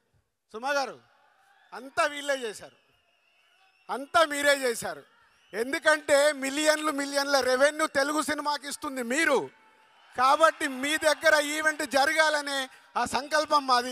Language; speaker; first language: Telugu; native; Telugu